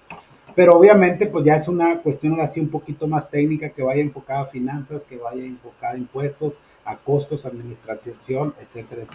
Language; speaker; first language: Spanish; native; Spanish